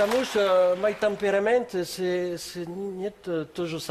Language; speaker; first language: Russian; non-native, learner; French